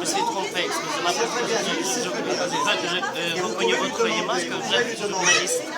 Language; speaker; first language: French; non-native, learner; Russian